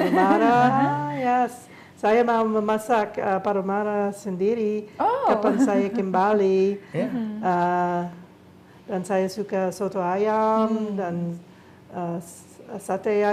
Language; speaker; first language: Indonesian; non-native, learner; English